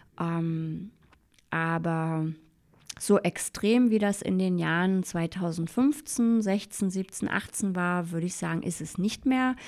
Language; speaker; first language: German; native; German